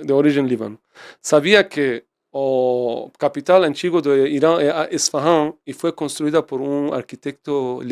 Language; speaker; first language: Portuguese; non-native, fluent; Persian